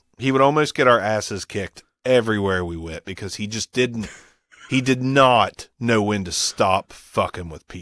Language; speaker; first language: English; native; English